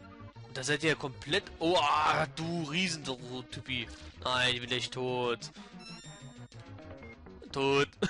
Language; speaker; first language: German; native; German